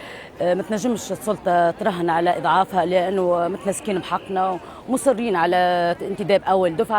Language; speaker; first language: Arabic; native; Arabic